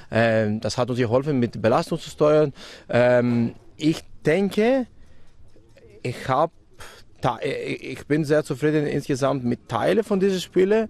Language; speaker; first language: German; non-native, fluent; Greek